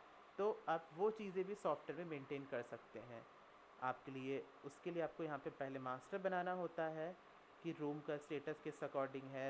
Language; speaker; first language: Hindi; native; Hindi